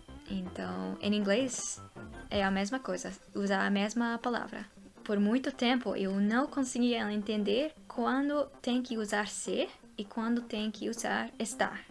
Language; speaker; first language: Portuguese; non-native, fluent; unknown